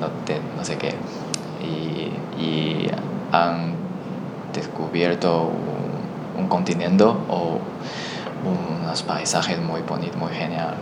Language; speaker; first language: Spanish; non-native, learner; Chinese